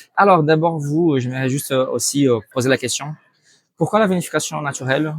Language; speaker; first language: French; non-native, fluent; Portuguese